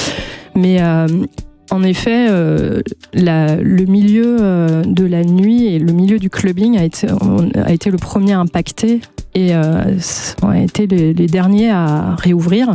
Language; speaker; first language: French; native; French